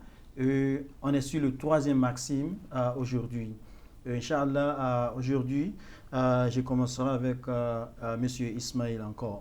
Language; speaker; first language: French; non-native, fluent; Yoruba